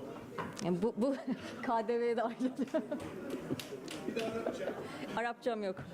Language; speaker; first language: Turkish; native; Turkish